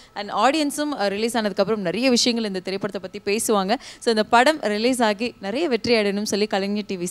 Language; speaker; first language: Tamil; native; Tamil